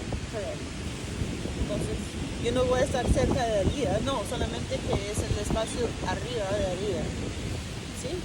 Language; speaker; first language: Spanish; early bilingual, heritage; Spanish